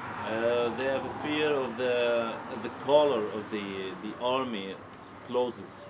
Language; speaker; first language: English; non-native, learner; Arabic